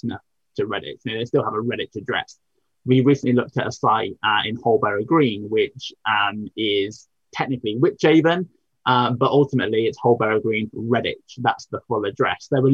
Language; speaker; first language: English; native; English